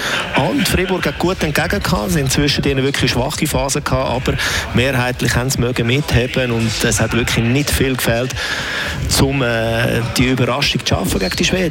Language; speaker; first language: German; native; German